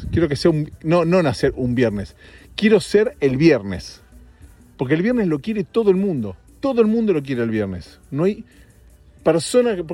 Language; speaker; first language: Spanish; native; Spanish